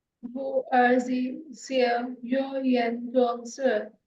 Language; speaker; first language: Chinese; non-native, learner; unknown